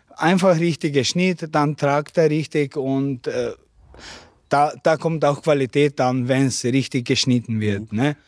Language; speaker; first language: German; non-native, learner; Slovenian